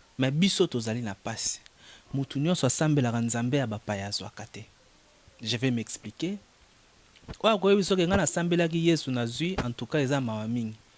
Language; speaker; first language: Lingala; non-native, local second language; Kongo